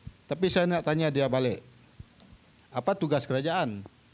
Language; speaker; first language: Malay; non-native, local second language; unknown